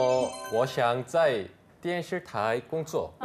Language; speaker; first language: Chinese; non-native, learner; Korean